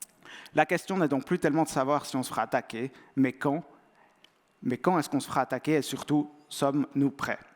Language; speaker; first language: French; native; French